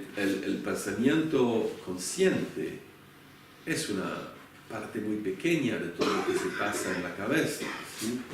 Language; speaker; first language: Spanish; non-native, fluent; French